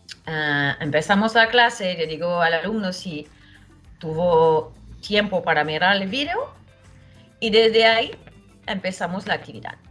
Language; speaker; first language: Spanish; non-native, fluent; French